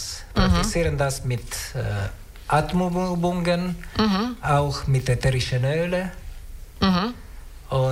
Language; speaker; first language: German; non-native, learner; Italian